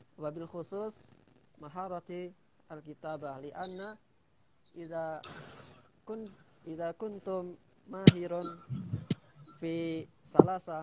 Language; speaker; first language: Arabic; non-native, learner; Indonesian